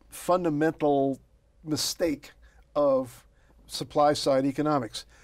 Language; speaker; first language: English; native; English